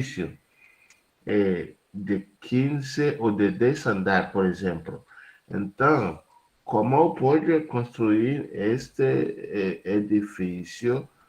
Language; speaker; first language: Portuguese; non-native, learner; Haitian Creole